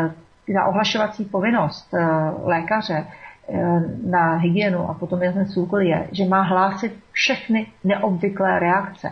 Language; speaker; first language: Czech; native; Czech